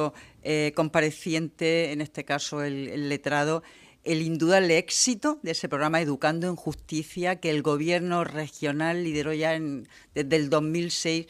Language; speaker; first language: Spanish; native; Spanish